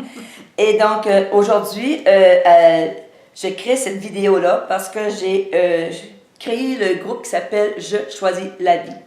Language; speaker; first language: French; native; French